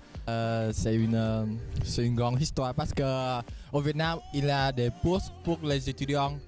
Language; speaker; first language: French; non-native, fluent; Vietnamese